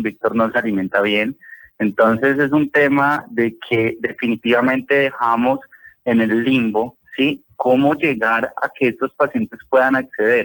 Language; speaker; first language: Spanish; native; Spanish